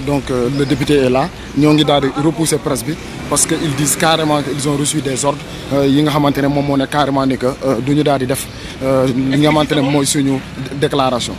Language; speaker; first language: French; non-native, local second language; Wolof